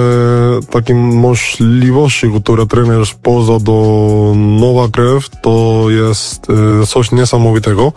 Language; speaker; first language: Polish; non-native, fluent; Spanish